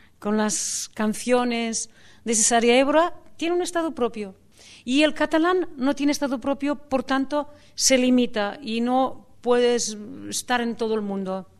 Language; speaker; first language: Spanish; non-native, local second language; Catalan